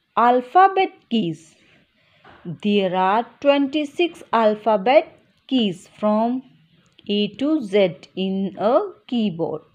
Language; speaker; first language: English; non-native, local second language; Hindi